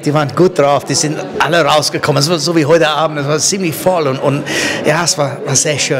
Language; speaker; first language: German; non-native, fluent; English